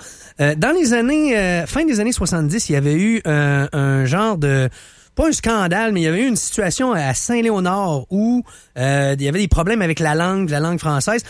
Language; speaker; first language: French; native; French